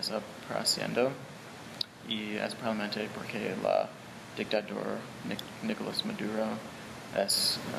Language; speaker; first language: Spanish; non-native, learner; English